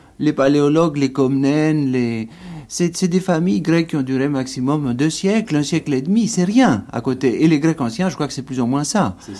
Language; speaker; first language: French; non-native, fluent; Greek